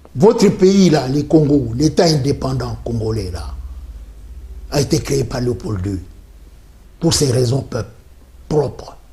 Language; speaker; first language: French; non-native, local second language; Luba-Lulua